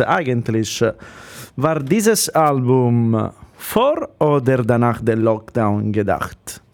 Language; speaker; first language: German; non-native, learner; Italian